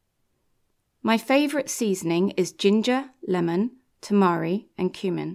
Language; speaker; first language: English; native; English